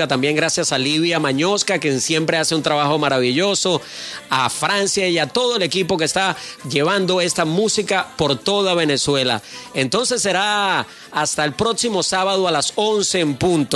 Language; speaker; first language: Spanish; native; Spanish